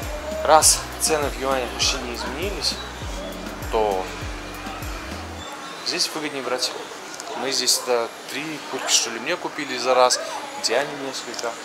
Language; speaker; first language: Russian; native; Russian